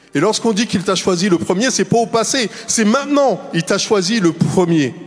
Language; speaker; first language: French; native; French